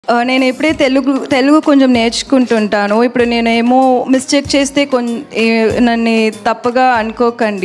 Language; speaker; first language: Telugu; non-native, learner; Tamil